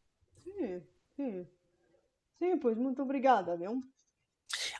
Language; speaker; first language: Portuguese; non-native, fluent; Bulgarian